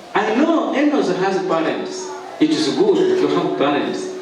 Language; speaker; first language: English; non-native, local second language; Swahili